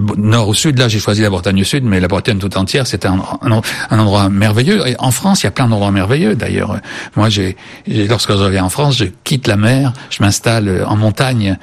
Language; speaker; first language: French; native; French